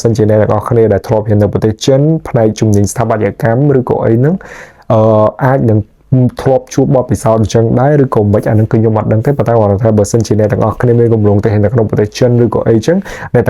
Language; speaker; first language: Khmer; native; Khmer